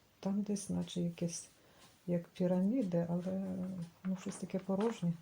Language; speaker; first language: Ukrainian; native; Ukrainian